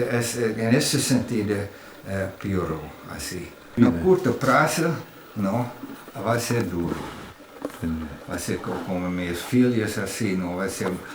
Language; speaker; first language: Portuguese; non-native, fluent; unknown